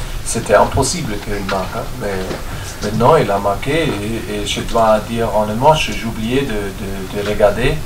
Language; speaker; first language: French; non-native, fluent; German